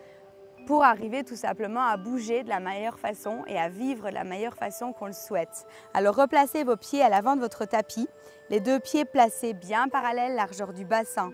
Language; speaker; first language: French; native; French